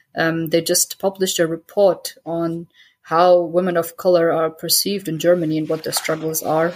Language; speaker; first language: English; early bilingual, heritage; German